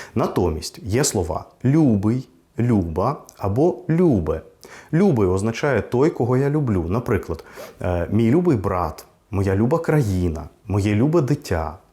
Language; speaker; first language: Ukrainian; non-native, local second language; Russian